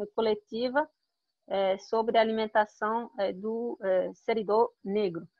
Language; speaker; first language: Portuguese; non-native, fluent; French